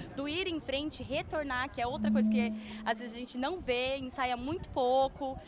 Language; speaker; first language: Portuguese; native; Portuguese